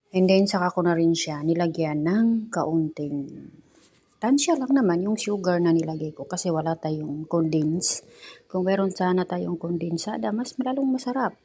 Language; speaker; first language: Filipino; non-native, local second language; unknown